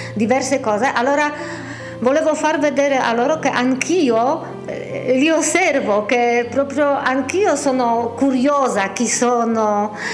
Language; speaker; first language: Italian; non-native, fluent; Polish